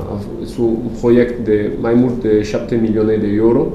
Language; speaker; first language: Romanian; non-native, learner; French